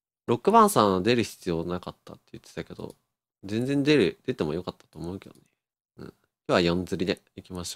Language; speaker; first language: Japanese; native; Japanese